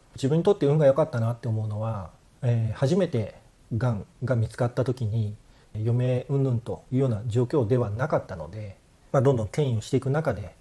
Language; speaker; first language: Japanese; native; Japanese